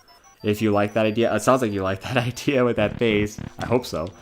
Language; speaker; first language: English; native; English